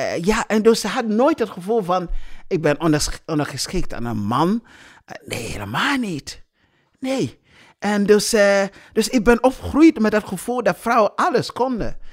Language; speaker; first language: Dutch; non-native, fluent; English